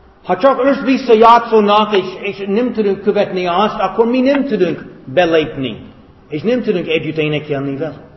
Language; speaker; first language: Hungarian; non-native, fluent; English